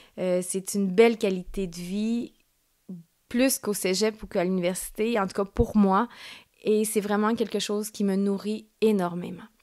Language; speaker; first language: French; early bilingual, other home language; Spanish